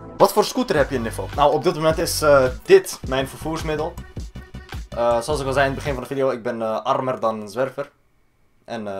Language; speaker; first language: Dutch; early bilingual, other home language; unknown